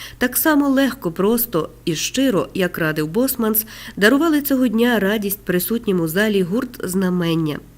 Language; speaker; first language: Ukrainian; native; Ukrainian